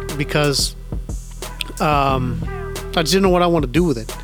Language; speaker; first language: English; early bilingual, other home language; Punjabi